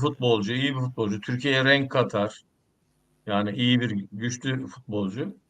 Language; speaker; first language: Turkish; native; Turkish